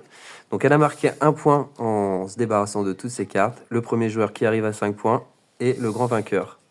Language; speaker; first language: French; native; French